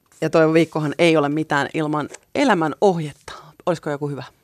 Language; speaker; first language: Finnish; native; Finnish